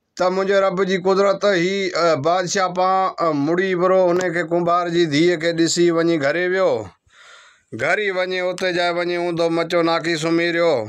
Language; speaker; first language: Sindhi; non-native, local second language; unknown